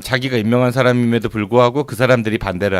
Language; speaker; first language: Korean; native; Korean